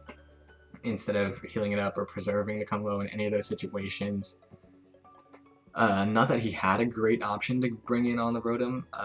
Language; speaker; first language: English; native; English